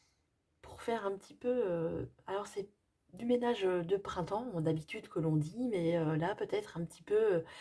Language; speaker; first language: French; native; French